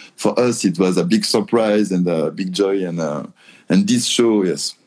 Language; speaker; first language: English; non-native, learner; French